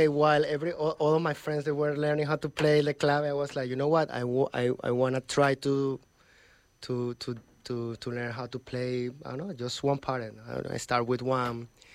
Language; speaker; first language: English; non-native, fluent; Spanish